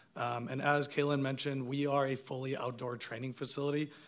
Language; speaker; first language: English; non-native, fluent; Hebrew